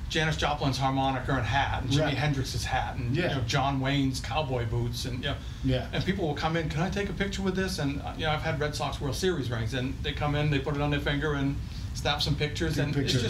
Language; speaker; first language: English; native; English